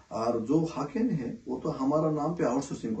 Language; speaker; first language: Hindi; non-native, local second language; Bangla